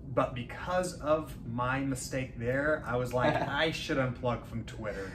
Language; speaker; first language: English; native; English